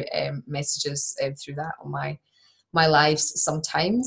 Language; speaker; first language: English; native; English